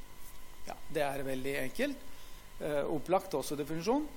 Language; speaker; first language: Norwegian; non-native, fluent; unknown